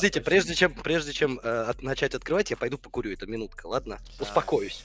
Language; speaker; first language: Russian; native; Russian